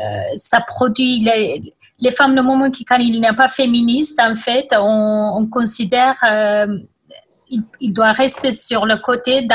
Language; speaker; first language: French; non-native, fluent; Kurdish